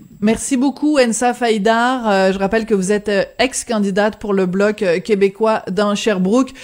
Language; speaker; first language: French; native; French